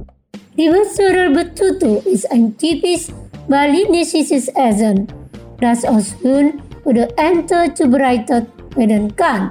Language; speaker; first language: German; non-native, fluent; Indonesian